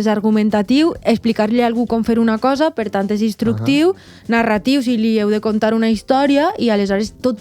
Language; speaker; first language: Catalan; native; Catalan